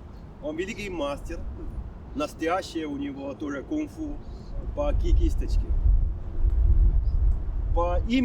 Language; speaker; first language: Russian; non-native, fluent; Chinese